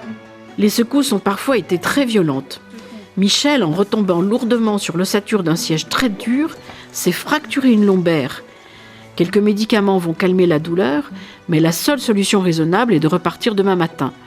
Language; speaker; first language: French; native; French